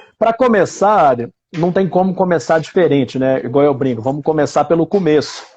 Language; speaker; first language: Portuguese; native; Portuguese